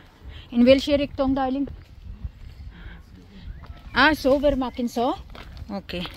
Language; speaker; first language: German; non-native, learner; Filipino